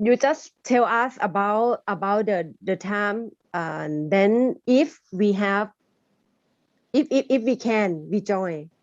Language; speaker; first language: English; non-native, learner; Thai